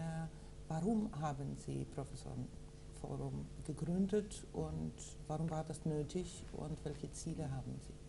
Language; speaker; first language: German; non-native, fluent; Georgian